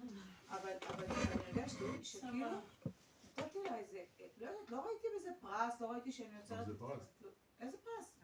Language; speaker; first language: Hebrew; native; Hebrew